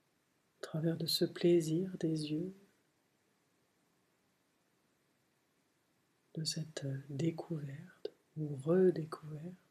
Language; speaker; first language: French; native; French